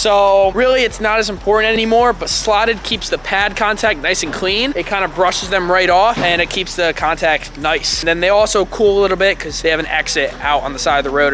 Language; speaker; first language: English; native; English